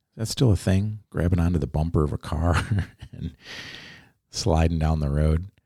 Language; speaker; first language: English; native; English